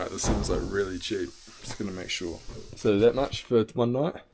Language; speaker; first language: English; native; English